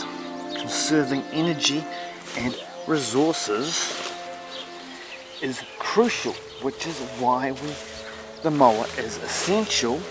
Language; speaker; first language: English; native; English